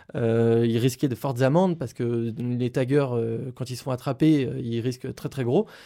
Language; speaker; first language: French; native; French